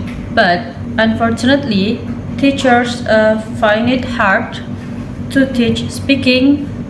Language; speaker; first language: English; non-native, learner; Indonesian